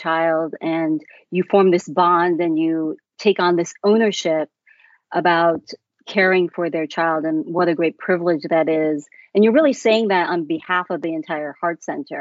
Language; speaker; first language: English; native; English